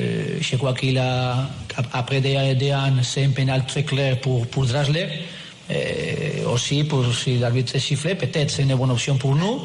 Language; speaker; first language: French; non-native, learner; Spanish